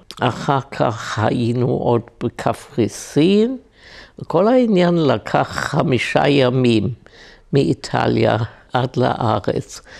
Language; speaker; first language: Hebrew; non-native, fluent; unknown